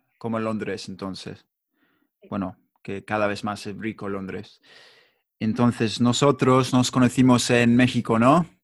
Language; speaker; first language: Spanish; non-native, learner; English